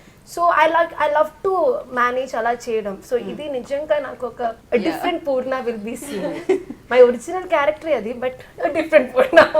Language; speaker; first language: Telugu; non-native, learner; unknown